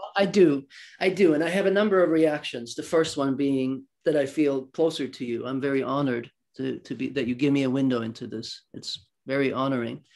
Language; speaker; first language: English; early bilingual, other home language; Swedish